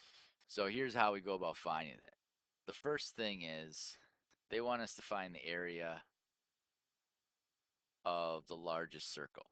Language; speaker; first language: English; native; English